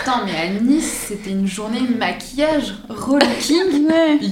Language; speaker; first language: French; native; French